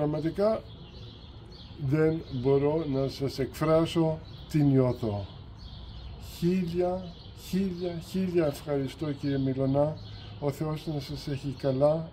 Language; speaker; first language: Greek; early bilingual, heritage; Greek